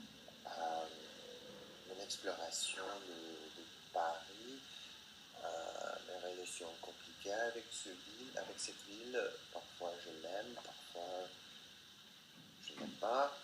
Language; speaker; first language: French; non-native, fluent; English